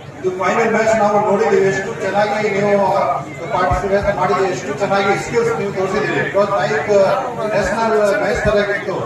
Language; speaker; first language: Kannada; non-native, learner; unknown